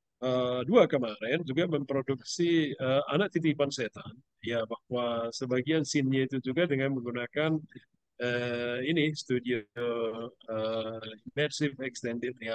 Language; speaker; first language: Indonesian; native; Indonesian